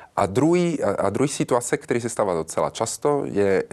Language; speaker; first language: Czech; non-native, learner; Italian